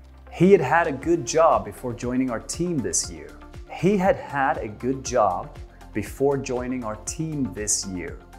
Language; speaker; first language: English; native; English